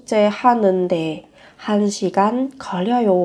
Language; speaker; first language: Korean; non-native, fluent; Vietnamese